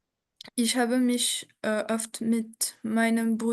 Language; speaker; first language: German; non-native, learner; French